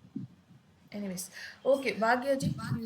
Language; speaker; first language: English; non-native, local second language; Tamil